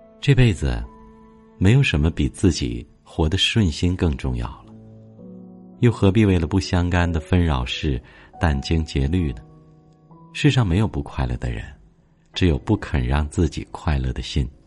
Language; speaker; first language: Chinese; native; Chinese